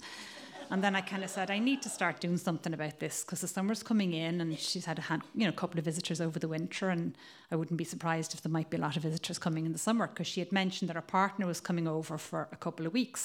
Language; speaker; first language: English; native; English